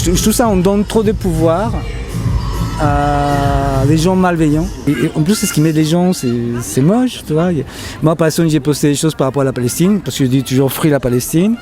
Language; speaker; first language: French; non-native, fluent; Spanish